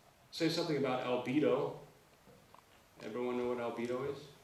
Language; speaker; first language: English; native; English